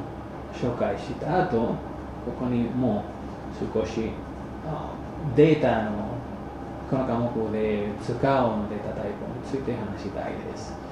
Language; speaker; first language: Japanese; non-native, fluent; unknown